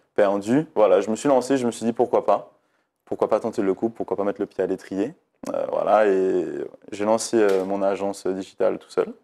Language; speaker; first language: French; native; French